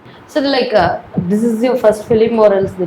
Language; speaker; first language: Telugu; native; Telugu